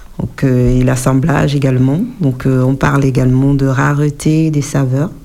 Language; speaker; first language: French; native; French